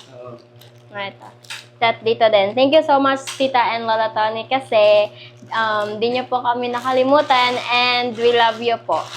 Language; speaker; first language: Filipino; native; Filipino